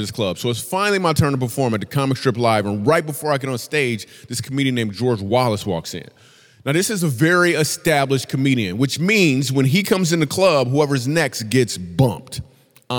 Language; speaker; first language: English; native; English